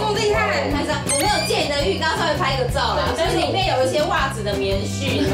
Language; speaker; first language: Chinese; native; Chinese